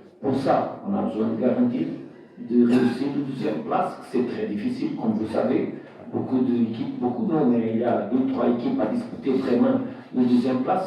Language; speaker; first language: French; non-native, fluent; Portuguese